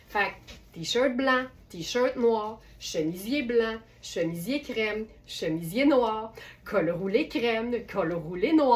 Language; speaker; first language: French; native; French